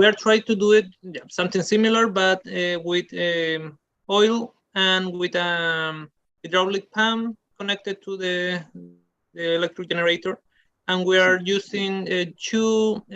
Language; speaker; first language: English; non-native, fluent; Spanish